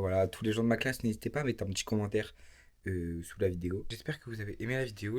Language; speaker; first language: French; native; French